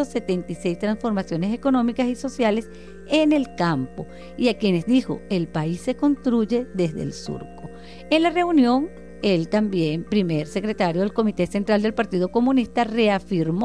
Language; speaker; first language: Spanish; native; Spanish